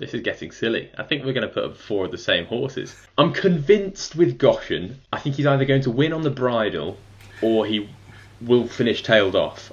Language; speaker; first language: English; native; English